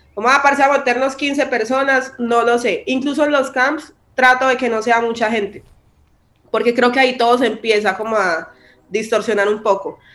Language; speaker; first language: Spanish; native; Spanish